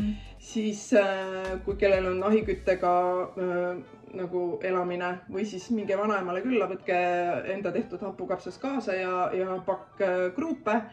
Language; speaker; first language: Estonian; native; Estonian